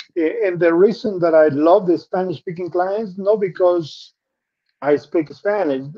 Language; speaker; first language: English; non-native, fluent; Spanish